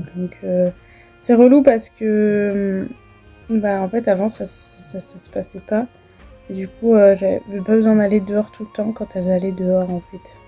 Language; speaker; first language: French; native; French